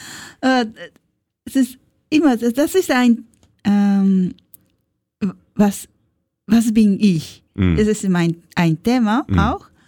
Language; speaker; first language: German; non-native, learner; Japanese